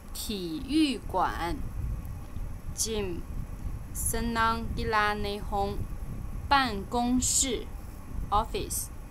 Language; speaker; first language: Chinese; non-native, fluent; Lao